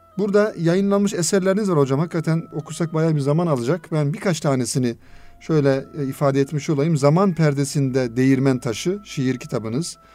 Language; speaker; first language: Turkish; native; Turkish